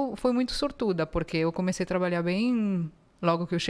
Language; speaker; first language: Portuguese; non-native, fluent; Italian